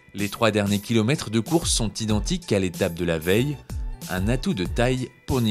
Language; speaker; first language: French; native; French